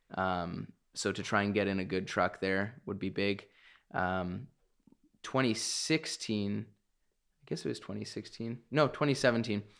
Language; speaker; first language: English; native; English